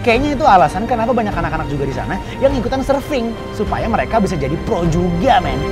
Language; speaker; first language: Indonesian; native; Indonesian